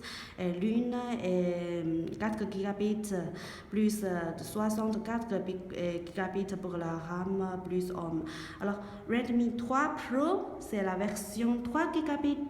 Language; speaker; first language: French; non-native, learner; Chinese